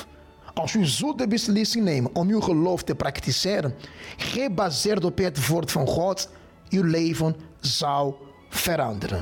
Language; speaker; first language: Dutch; non-native, fluent; Portuguese